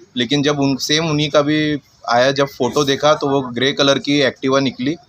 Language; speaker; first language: Hindi; non-native, local second language; Marathi